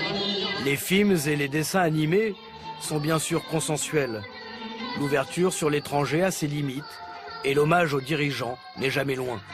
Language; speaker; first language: French; native; French